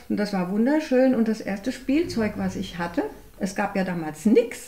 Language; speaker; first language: German; native; German